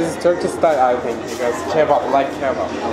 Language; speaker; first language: English; non-native, learner; Turkish